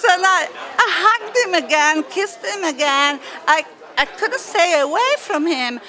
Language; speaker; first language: English; non-native, fluent; Italian